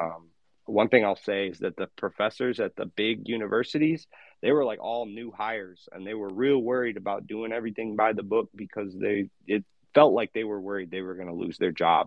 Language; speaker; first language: English; native; English